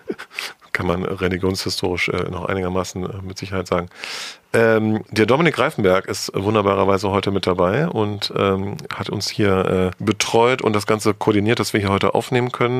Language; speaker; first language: German; native; German